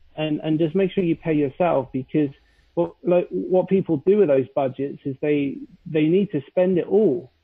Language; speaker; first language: English; native; English